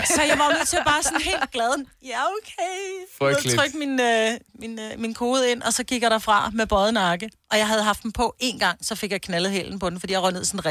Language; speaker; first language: Danish; native; Danish